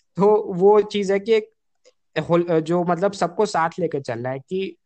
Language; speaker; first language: Hindi; native; Hindi